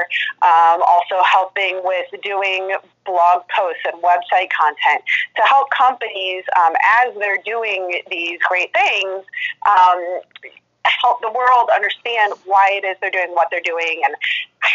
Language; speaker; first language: English; native; English